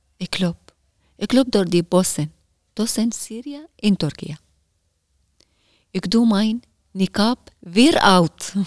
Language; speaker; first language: Dutch; non-native, learner; Arabic